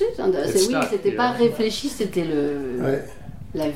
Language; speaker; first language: French; native; French